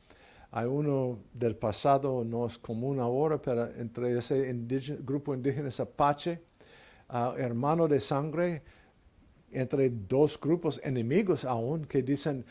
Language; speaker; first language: Spanish; non-native, learner; English